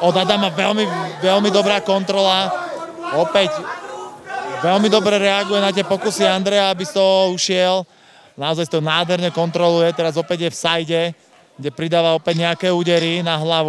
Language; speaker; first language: Slovak; native; Slovak